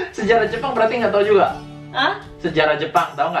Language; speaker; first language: Indonesian; native; Indonesian